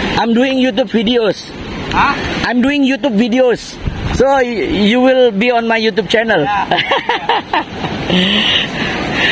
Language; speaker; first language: English; non-native, learner; Indonesian